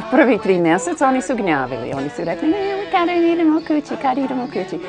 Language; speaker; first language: Bosnian; non-native, learner; English